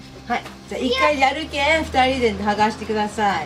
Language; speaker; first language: Japanese; early bilingual, heritage; Japanese